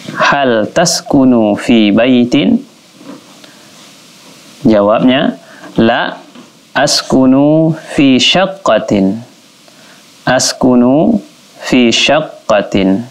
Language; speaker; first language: Arabic; non-native, fluent; Indonesian